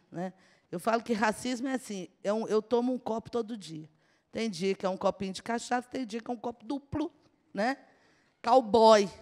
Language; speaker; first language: Portuguese; native; Portuguese